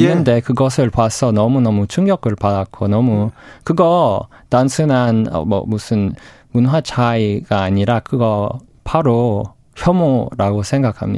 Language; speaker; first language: Korean; non-native, fluent; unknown